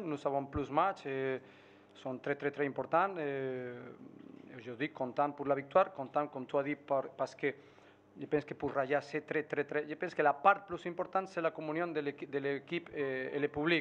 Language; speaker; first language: French; non-native, fluent; Spanish